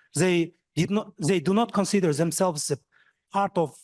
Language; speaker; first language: English; non-native, fluent; Kazakh